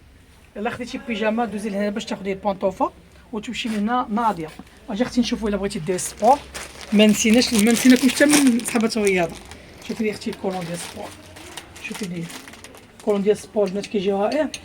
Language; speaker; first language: Arabic; native; Arabic